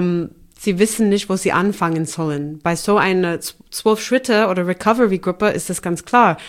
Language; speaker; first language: German; non-native, fluent; English